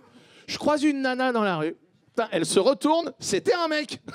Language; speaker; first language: French; native; French